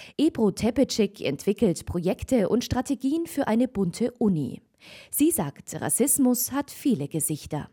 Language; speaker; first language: German; native; German